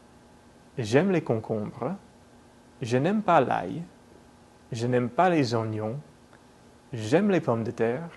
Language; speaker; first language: French; non-native, fluent; English